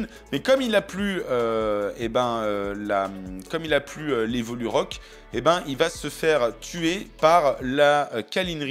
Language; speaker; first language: French; native; French